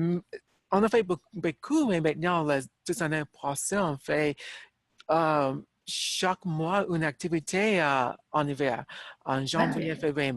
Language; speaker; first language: French; non-native, learner; English